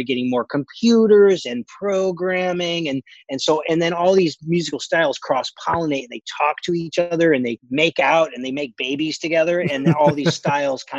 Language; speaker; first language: English; native; English